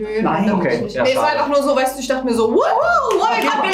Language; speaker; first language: German; native; German